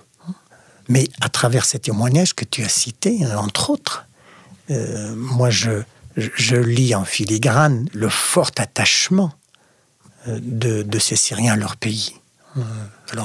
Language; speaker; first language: French; non-native, fluent; Arabic